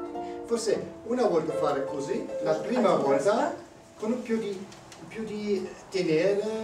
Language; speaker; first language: Italian; non-native, learner; German